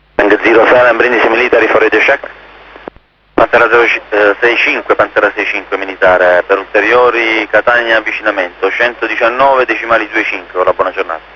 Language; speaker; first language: Italian; native; Italian